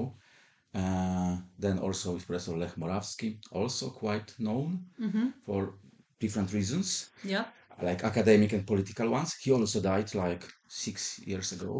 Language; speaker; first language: English; non-native, fluent; Polish